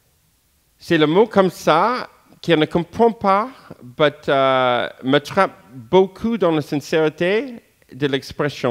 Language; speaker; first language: French; non-native, fluent; English